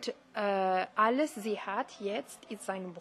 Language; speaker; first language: German; non-native, learner; French